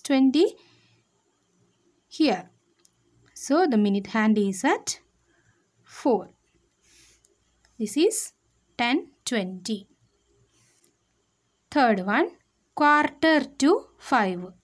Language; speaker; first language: English; non-native, local second language; Malayalam